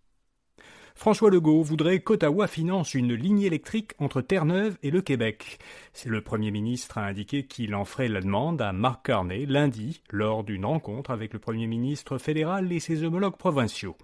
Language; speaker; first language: French; native; French